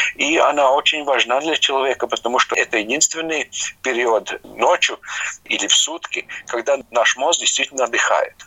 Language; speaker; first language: Russian; non-native, local second language; Latvian